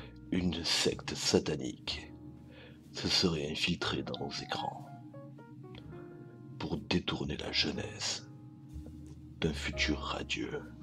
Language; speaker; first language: French; native; French